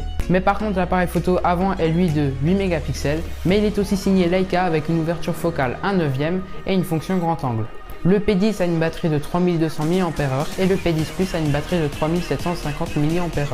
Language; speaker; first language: French; native; French